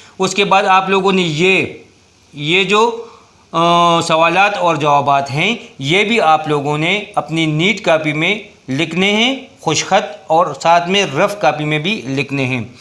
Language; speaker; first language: Urdu; non-native, local second language; Pashto